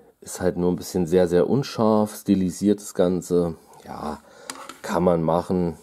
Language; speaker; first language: German; native; German